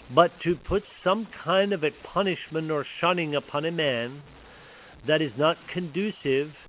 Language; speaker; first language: English; early bilingual, other home language; Pennsylvania German